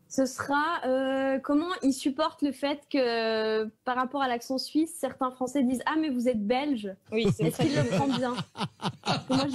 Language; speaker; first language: French; native; French